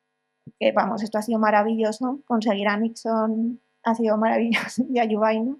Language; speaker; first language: Spanish; native; Spanish